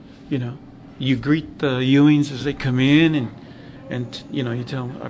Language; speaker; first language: English; native; English